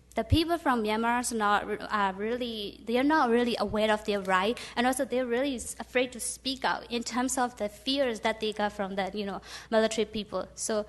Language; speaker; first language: English; non-native, fluent; Burmese